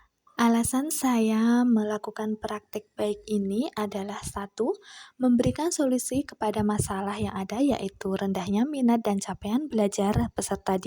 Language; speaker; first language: Indonesian; native; Indonesian